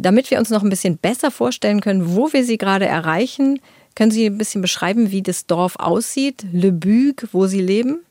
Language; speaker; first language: German; native; German